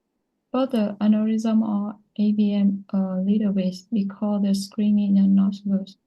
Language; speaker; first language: English; non-native, learner; Vietnamese